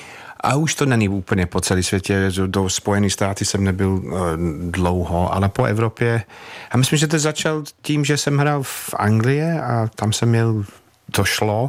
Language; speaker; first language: Czech; non-native, fluent; English